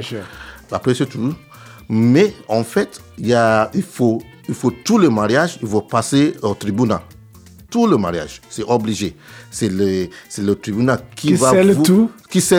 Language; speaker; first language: French; non-native, learner; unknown